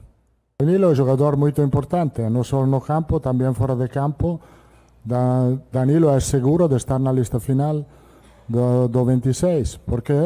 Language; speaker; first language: Portuguese; non-native, fluent; Italian